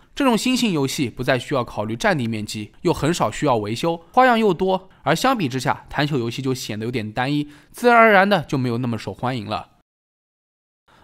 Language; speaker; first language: Chinese; native; Chinese